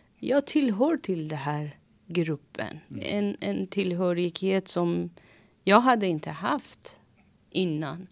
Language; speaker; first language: Swedish; non-native, fluent; Persian